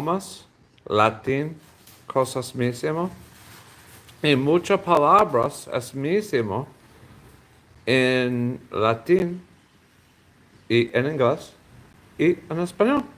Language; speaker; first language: Spanish; non-native, learner; English